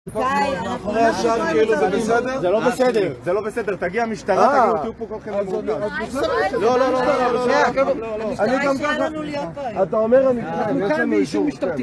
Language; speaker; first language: Hebrew; native; Hebrew